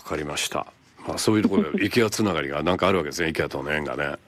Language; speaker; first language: Japanese; native; Japanese